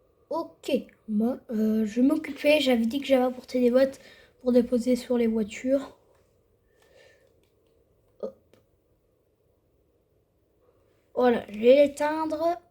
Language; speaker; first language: French; native; French